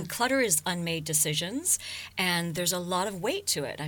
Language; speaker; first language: English; native; English